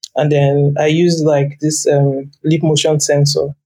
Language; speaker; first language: English; non-native, local second language; Yoruba